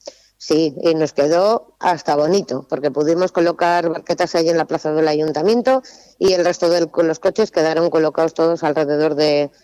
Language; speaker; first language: Spanish; native; Spanish